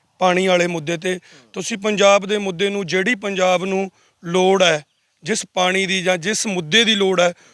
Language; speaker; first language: Punjabi; native; Punjabi